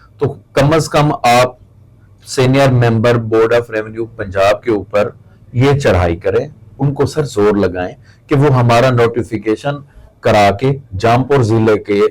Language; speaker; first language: Urdu; non-native, local second language; Saraiki